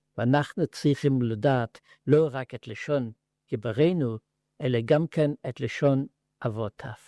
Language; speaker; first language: Hebrew; non-native, learner; Yiddish